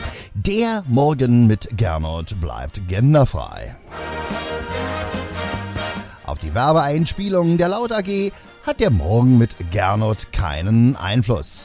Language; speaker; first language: German; native; German